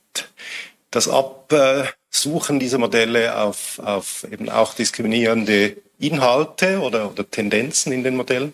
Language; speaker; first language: German; native; German